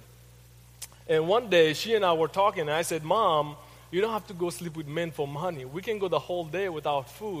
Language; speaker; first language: English; non-native, fluent; Haitian Creole